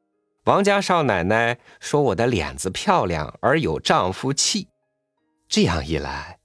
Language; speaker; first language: Chinese; native; Chinese